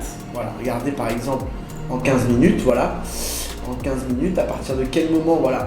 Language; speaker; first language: French; native; French